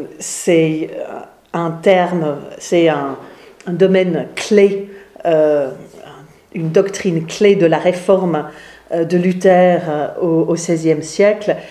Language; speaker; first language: French; non-native, fluent; English